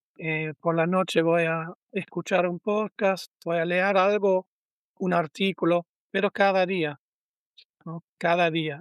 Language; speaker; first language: Spanish; non-native, learner; German